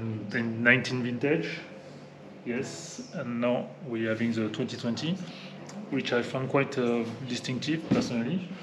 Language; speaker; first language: English; non-native, fluent; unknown